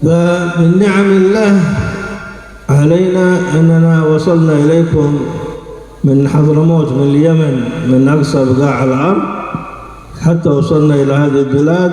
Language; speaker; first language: Arabic; native; Arabic